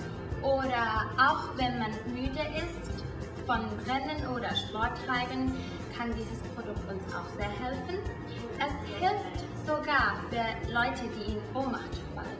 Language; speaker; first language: German; non-native, fluent; Thai